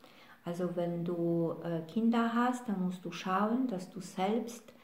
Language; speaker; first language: German; non-native, fluent; Polish